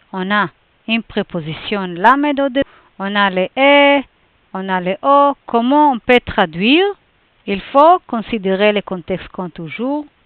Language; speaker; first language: French; non-native, fluent; Hebrew